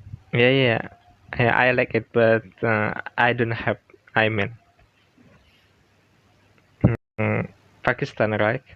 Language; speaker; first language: English; non-native, learner; Indonesian